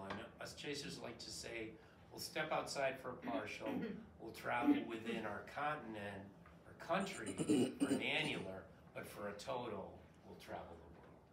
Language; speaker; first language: English; native; English